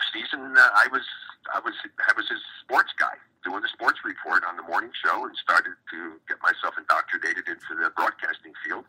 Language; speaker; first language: English; native; English